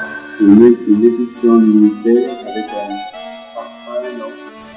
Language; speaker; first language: French; non-native, fluent; Chinese